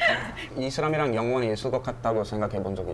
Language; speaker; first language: Korean; non-native, fluent; English